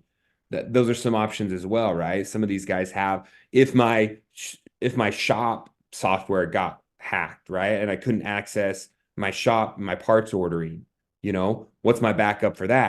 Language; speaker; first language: English; native; English